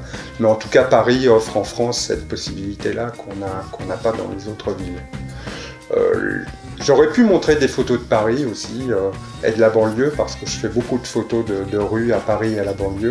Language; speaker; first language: French; native; French